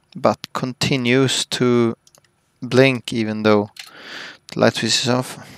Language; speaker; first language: English; non-native, fluent; Swedish